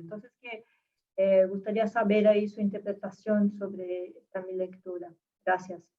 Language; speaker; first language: Spanish; non-native, fluent; Portuguese